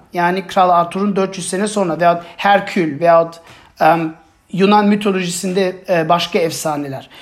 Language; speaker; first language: Turkish; non-native, fluent; German